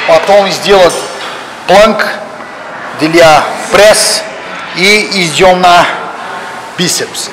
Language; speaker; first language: Russian; non-native, fluent; Portuguese